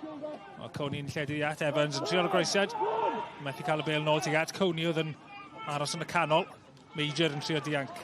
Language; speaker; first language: Welsh; native; Welsh